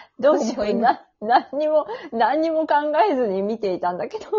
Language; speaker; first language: Japanese; native; Japanese